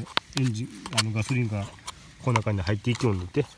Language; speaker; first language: Japanese; native; Japanese